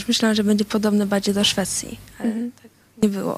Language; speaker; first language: Polish; early bilingual, heritage; Polish